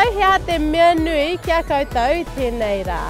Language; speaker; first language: Māori; non-native, learner; English